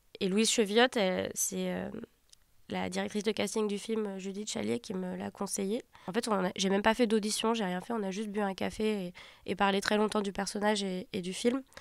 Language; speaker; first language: French; native; French